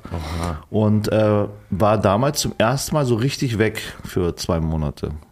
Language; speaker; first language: German; early bilingual, other home language; Vietnamese